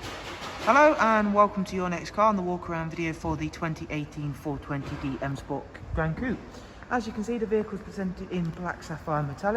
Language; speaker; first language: English; native; English